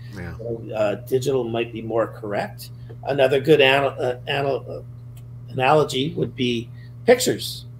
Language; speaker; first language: English; native; English